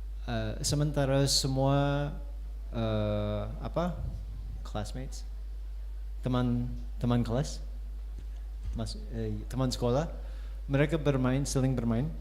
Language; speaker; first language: Indonesian; non-native, fluent; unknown